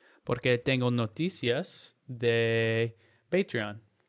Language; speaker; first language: Spanish; non-native, learner; English